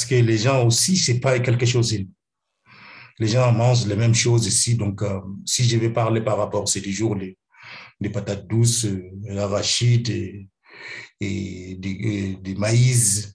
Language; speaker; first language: French; non-native, fluent; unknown